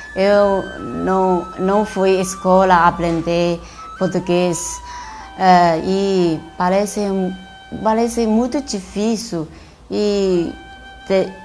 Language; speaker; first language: Portuguese; non-native, learner; Chinese